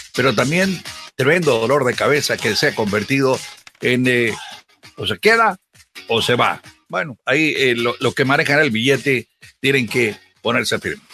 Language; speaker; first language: Spanish; native; Spanish